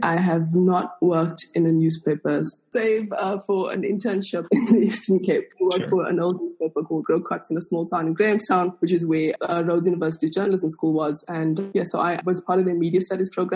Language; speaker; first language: English; non-native, local second language; Afrikaans